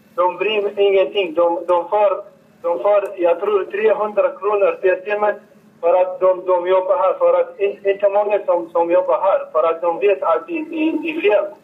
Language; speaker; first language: Swedish; non-native, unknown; Arabic